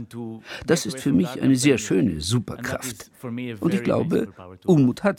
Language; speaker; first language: German; non-native, fluent; Turkish